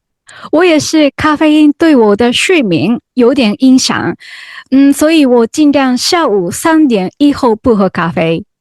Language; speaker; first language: Chinese; non-native, learner; Japanese